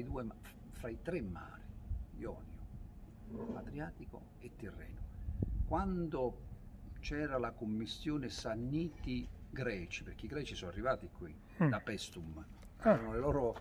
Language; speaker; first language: Italian; native; Italian